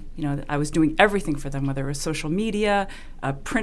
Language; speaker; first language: English; non-native, fluent; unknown